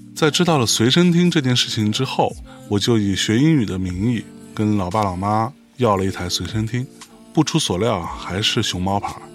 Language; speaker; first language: Chinese; native; Chinese